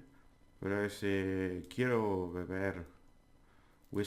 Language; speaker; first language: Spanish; non-native, learner; English